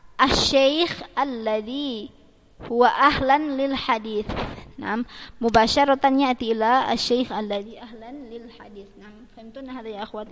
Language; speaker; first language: Arabic; non-native, fluent; Malay